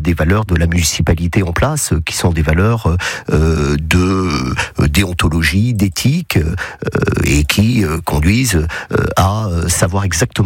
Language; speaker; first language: French; native; French